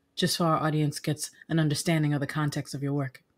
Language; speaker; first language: English; native; English